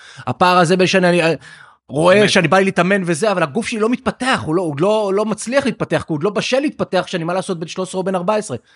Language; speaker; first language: Hebrew; native; Hebrew